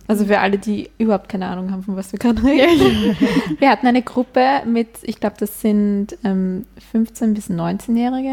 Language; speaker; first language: German; native; German